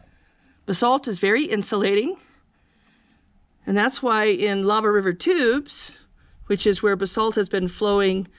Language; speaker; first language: English; native; English